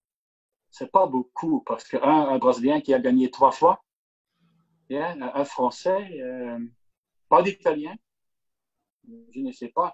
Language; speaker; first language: French; non-native, local second language; Dutch